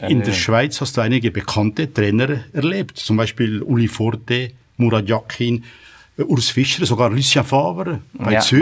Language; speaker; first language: German; native; German